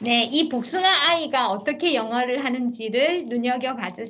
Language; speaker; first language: Korean; native; Korean